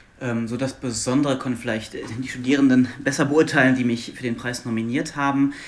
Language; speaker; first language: German; non-native, local second language; Luxembourgish